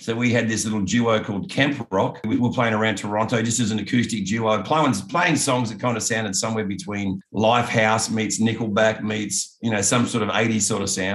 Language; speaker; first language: English; native; English